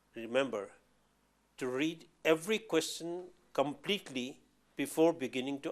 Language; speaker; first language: English; non-native, local second language; Hindi